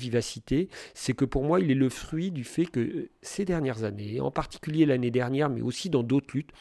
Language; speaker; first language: French; native; French